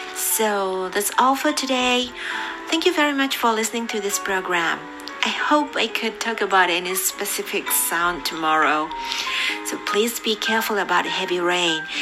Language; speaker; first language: English; non-native, fluent; Japanese